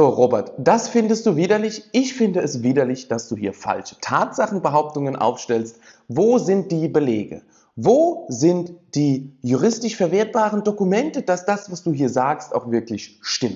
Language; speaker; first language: German; native; German